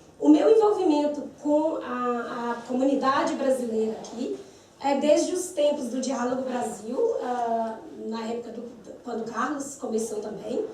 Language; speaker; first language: Portuguese; native; Portuguese